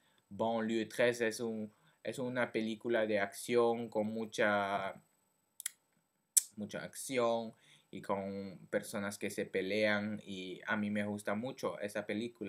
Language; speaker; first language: Spanish; non-native, fluent; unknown